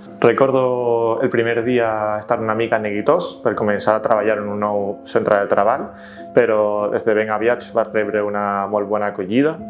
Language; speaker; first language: Catalan; non-native, learner; Spanish